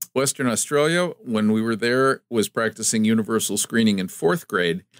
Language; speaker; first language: English; native; English